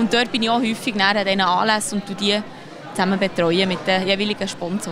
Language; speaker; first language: German; native; German